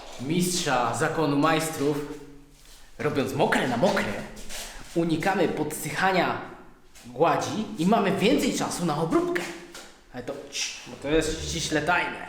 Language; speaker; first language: Polish; native; Polish